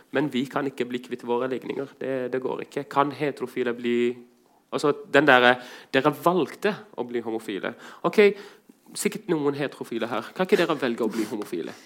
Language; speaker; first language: Norwegian; non-native, fluent; Arabic